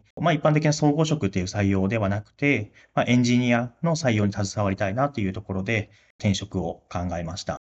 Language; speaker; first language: Japanese; native; Japanese